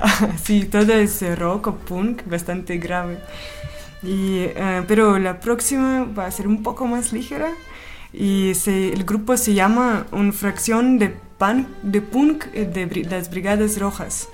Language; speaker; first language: Spanish; non-native, fluent; Russian